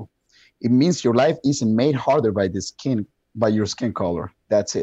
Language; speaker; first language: English; non-native, fluent; Spanish